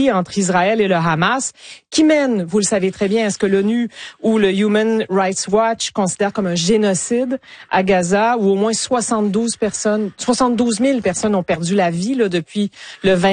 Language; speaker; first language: French; native; French